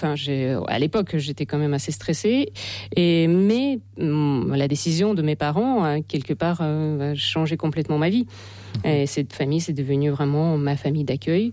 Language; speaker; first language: French; non-native, fluent; Russian